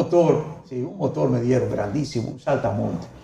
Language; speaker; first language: Spanish; native; Spanish